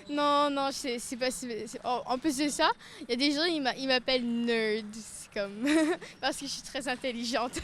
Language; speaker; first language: French; native; French